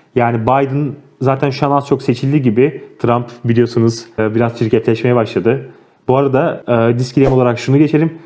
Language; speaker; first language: Turkish; native; Turkish